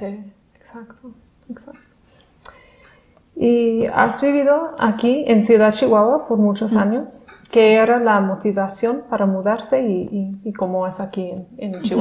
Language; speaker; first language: Spanish; non-native, fluent; English